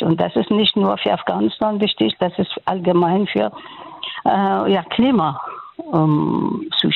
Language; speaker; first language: German; non-native, fluent; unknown